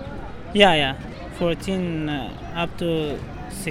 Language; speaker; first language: English; non-native, learner; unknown